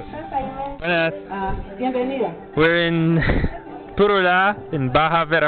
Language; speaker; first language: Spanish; non-native, learner; English